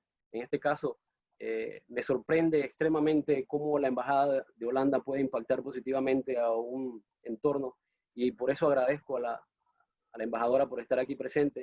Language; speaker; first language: Spanish; native; Spanish